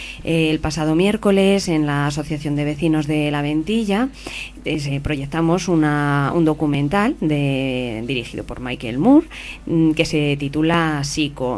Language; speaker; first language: Spanish; native; Spanish